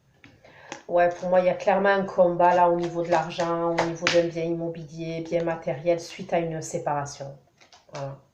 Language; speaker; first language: French; native; French